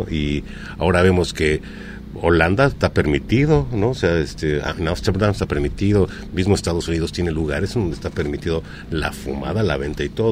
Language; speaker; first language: Spanish; native; Spanish